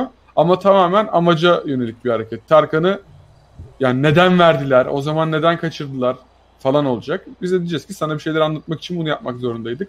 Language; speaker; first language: Turkish; native; Turkish